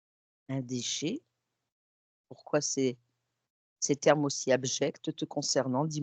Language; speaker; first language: French; native; French